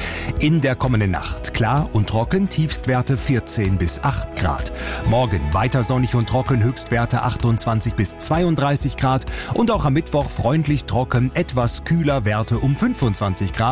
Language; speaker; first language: German; native; German